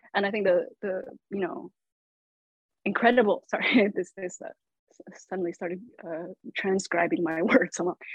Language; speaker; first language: English; native; English